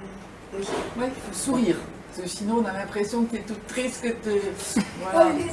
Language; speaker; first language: French; native; French